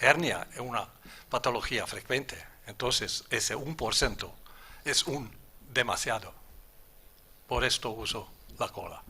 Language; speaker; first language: Spanish; non-native, fluent; German